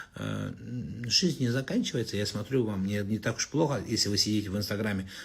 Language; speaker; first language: Russian; non-native, local second language; Kazakh